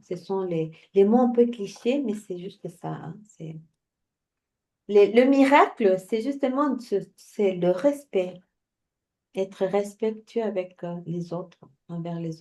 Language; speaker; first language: French; non-native, fluent; Spanish